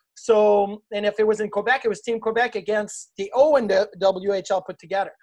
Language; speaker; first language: English; native; English